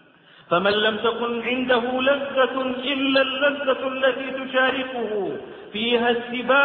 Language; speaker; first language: Arabic; native; Arabic